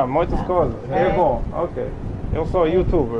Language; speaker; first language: Portuguese; non-native, learner; English